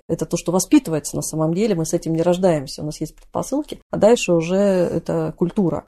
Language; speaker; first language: Russian; native; Russian